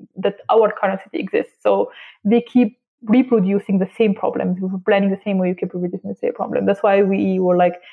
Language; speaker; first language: English; non-native, fluent; Arabic